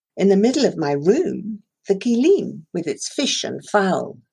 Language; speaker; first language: English; non-native, local second language; Persian